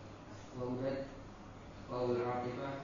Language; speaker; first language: Arabic; non-native, learner; Indonesian